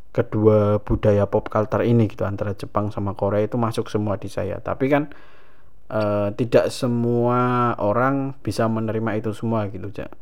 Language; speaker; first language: Indonesian; native; Indonesian